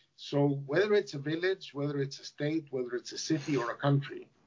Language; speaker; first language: English; non-native, fluent; Spanish